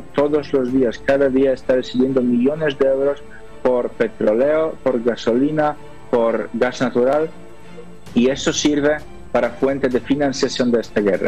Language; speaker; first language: Spanish; non-native, fluent; Polish